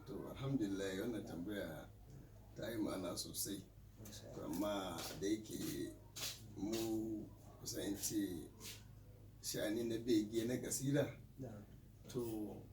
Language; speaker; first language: Hausa; native; Hausa